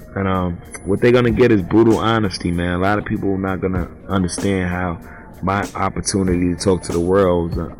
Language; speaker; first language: English; native; English